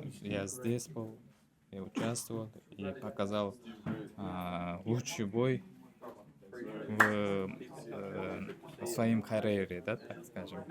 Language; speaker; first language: Russian; non-native, learner; Uzbek